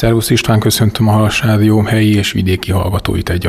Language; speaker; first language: Hungarian; native; Hungarian